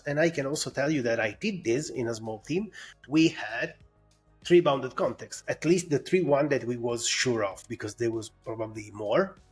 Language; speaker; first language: English; non-native, fluent; Italian